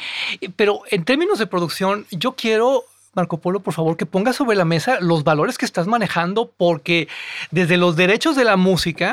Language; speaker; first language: Spanish; native; Spanish